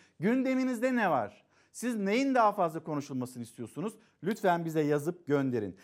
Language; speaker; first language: Turkish; native; Turkish